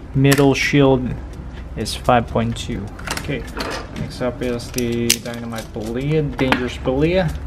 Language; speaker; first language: English; non-native, local second language; Chinese